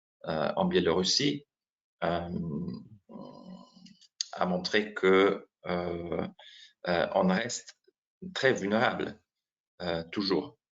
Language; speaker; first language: French; non-native, fluent; Slovenian